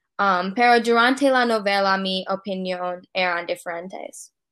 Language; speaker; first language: Spanish; non-native, learner; English